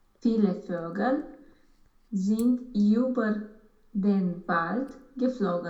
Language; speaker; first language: German; non-native, learner; Romanian